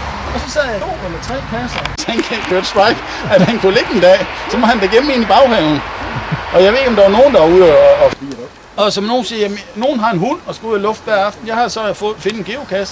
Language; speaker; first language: Danish; native; Danish